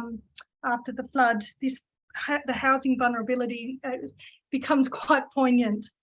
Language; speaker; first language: English; native; English